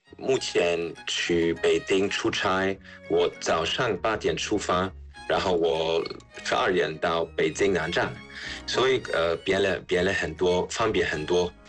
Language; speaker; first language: Chinese; non-native, fluent; German